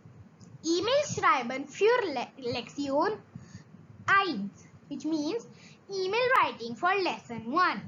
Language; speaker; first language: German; non-native, learner; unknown